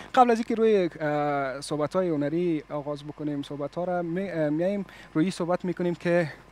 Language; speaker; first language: Persian; native; Persian